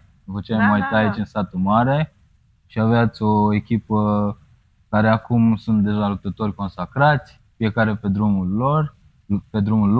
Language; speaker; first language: Romanian; native; Romanian